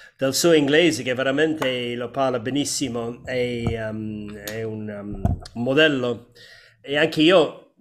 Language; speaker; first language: Italian; non-native, fluent; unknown